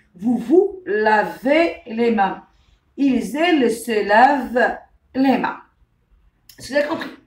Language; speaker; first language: French; non-native, local second language; Arabic